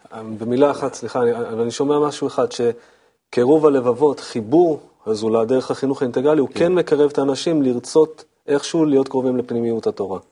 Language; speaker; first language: Hebrew; native; Hebrew